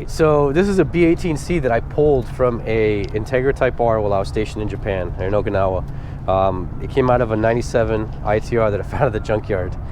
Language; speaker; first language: English; native; English